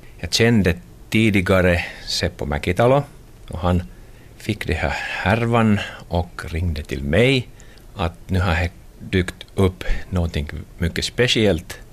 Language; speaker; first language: Swedish; non-native, local second language; Finnish